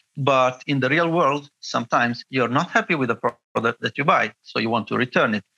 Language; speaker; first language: English; non-native, fluent; Italian